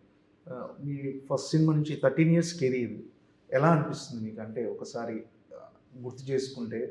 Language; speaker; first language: Telugu; native; Telugu